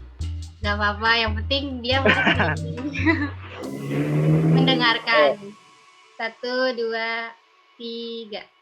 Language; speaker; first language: Indonesian; native; Indonesian